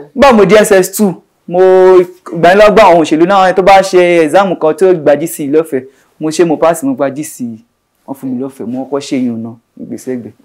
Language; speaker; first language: Yoruba; native; Yoruba